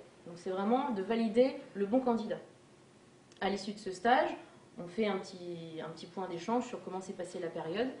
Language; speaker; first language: French; native; French